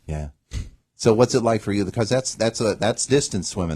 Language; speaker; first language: English; native; English